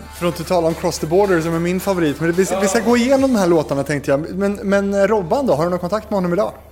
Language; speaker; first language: Swedish; native; Swedish